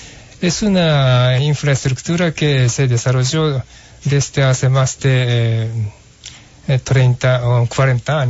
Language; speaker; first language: Spanish; non-native, fluent; Japanese